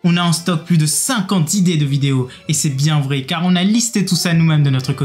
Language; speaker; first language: French; native; French